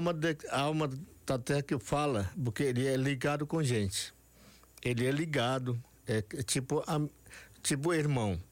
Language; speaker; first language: Portuguese; non-native, local second language; Yanomámi